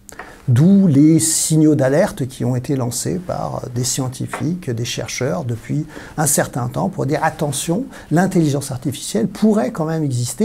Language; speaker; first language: French; native; French